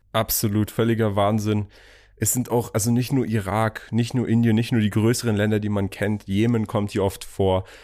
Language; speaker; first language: German; early bilingual, other home language; Persian